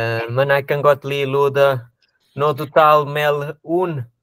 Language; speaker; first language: Danish; non-native, learner; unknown